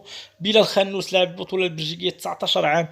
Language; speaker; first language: Arabic; native; Arabic